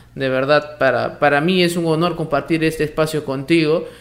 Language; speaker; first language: Spanish; native; Spanish